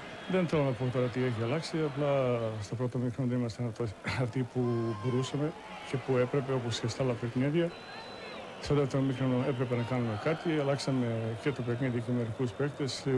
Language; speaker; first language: Greek; non-native, fluent; Bosnian